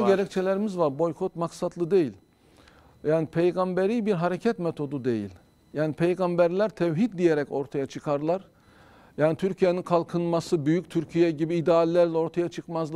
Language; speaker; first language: Turkish; native; Turkish